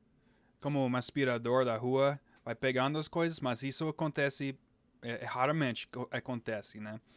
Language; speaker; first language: Portuguese; non-native, fluent; English